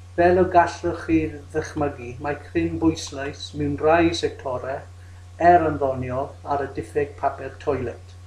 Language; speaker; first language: Welsh; non-native, local second language; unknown